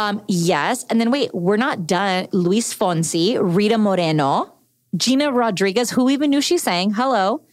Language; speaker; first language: English; native; English